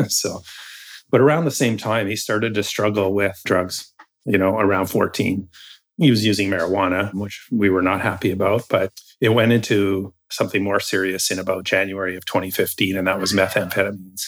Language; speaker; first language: English; native; English